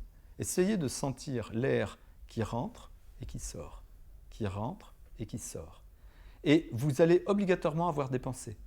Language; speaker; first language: French; native; French